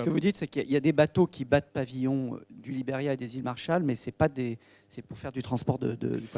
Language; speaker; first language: French; native; French